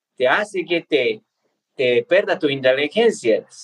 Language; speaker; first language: Spanish; non-native, fluent; Tibetan